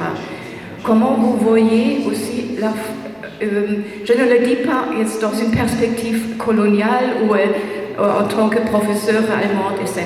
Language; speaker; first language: French; non-native, fluent; German